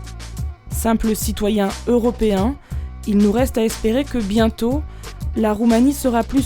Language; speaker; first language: French; native; French